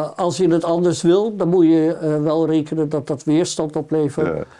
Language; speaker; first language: Dutch; native; Dutch